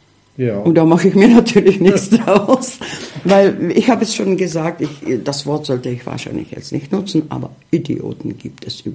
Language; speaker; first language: German; early bilingual, heritage; Czech